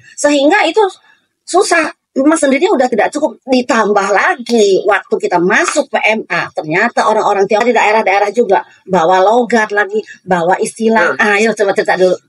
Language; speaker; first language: Indonesian; native; Indonesian